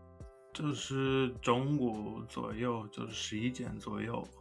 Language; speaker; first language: Chinese; non-native, learner; English